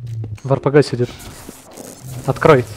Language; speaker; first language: Russian; native; Russian